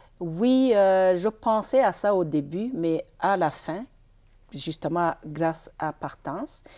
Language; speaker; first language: French; non-native, local second language; Kinyarwanda